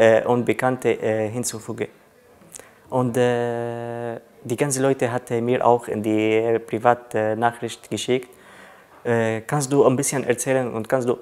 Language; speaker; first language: German; non-native, learner; Arabic